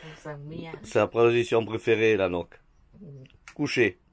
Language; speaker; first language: French; native; French